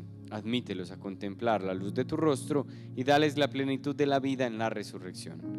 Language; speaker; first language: Spanish; native; Spanish